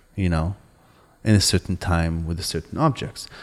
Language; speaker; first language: English; non-native, fluent; Hebrew